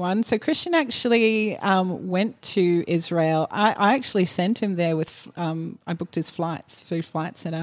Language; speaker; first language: English; native; English